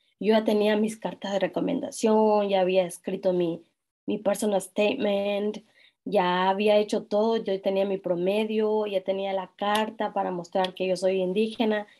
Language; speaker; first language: Spanish; non-native, local second language; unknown